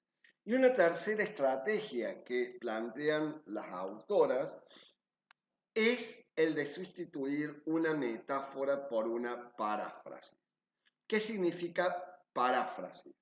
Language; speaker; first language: Spanish; native; Spanish